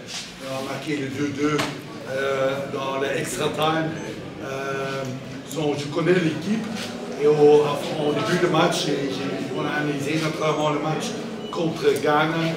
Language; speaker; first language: French; non-native, learner; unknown